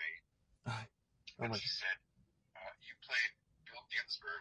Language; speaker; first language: English; native; English